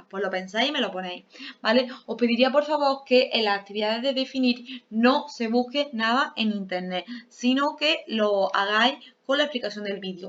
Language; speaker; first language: Spanish; native; Spanish